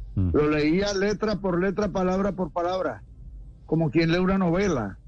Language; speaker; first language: Spanish; native; Spanish